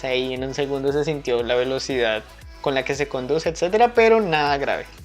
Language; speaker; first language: Spanish; native; Spanish